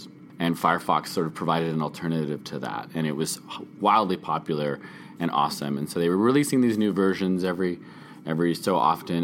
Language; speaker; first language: English; native; English